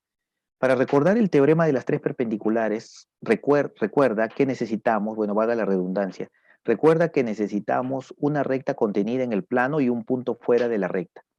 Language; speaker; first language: Spanish; native; Spanish